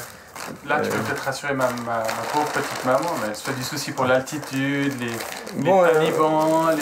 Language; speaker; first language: French; native; French